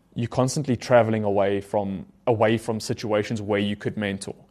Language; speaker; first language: English; native; English